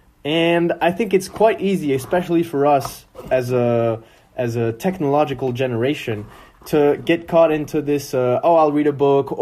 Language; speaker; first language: English; non-native, fluent; French